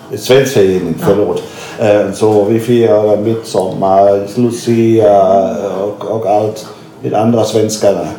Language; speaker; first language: Swedish; non-native, learner; German